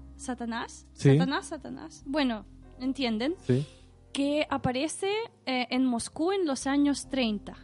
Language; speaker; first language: Spanish; non-native, fluent; Russian